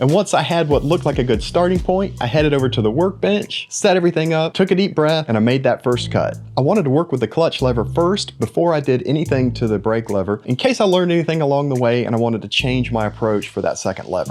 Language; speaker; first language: English; native; English